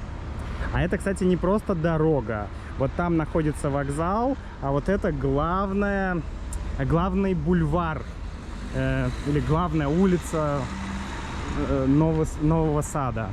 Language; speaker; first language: Russian; native; Russian